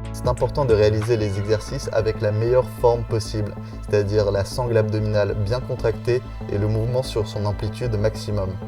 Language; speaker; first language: French; native; French